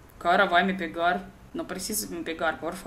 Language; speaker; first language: Portuguese; non-native, learner; Russian